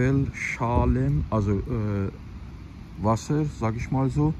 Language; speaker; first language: German; non-native, fluent; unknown